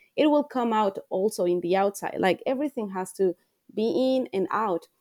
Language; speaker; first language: English; non-native, fluent; Spanish